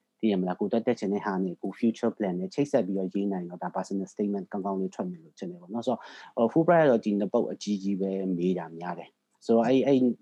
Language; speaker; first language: Burmese; native; Burmese